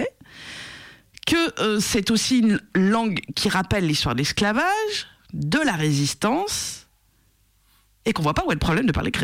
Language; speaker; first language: French; native; French